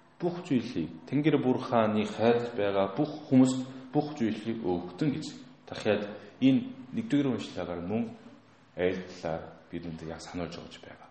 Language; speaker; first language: Mongolian; non-native, fluent; Korean